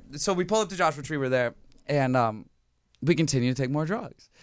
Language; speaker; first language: English; native; English